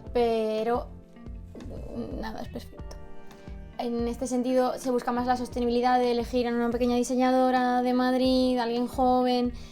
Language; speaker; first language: Spanish; native; Spanish